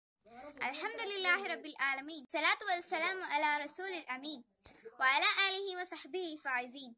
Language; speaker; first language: Arabic; non-native, learner; Malayalam